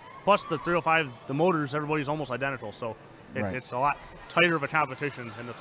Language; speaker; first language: English; native; English